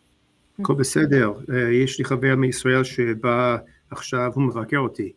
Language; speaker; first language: Hebrew; non-native, learner; English